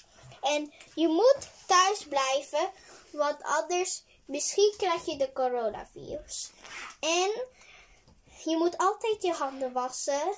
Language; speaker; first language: Dutch; early bilingual, other home language; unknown